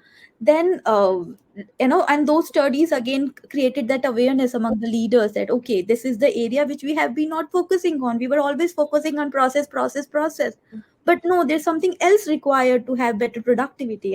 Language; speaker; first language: English; non-native, local second language; Hindi